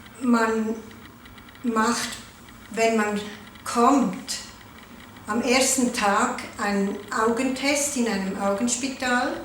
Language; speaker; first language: German; non-native, local second language; Italian